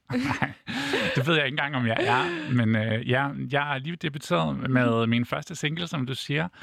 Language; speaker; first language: Danish; native; Danish